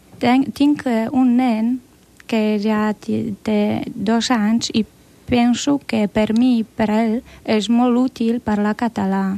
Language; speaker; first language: Catalan; non-native, learner; Polish